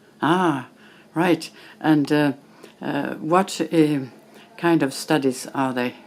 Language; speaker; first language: English; non-native, fluent; French